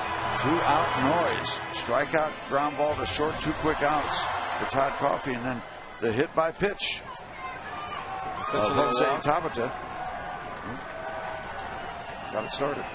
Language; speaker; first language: English; native; English